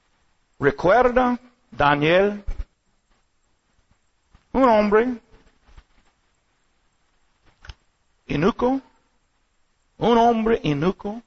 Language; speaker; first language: Spanish; non-native, learner; English